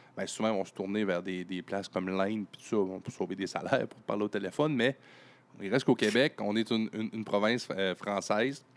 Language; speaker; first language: French; native; French